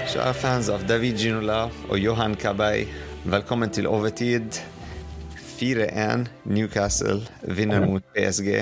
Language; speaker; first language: Norwegian; non-native, fluent; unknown